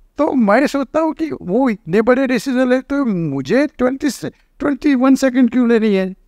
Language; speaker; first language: Hindi; non-native, local second language; Gujarati